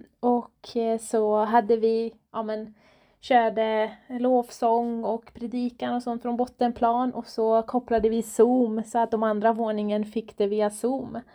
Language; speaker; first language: Swedish; non-native, fluent; Persian